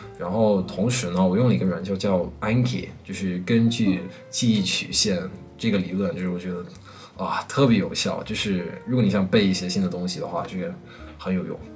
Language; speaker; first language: Chinese; non-native, fluent; English